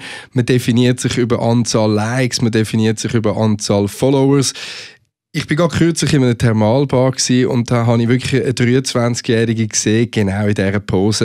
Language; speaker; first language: German; native; German